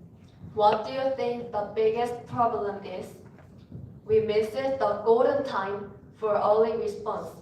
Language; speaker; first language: English; non-native, learner; Korean